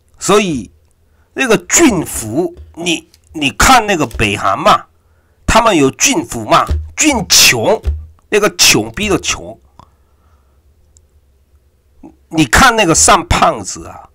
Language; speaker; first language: Chinese; non-native, fluent; Korean